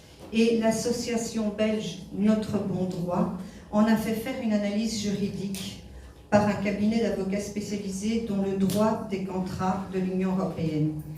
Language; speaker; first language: French; native; French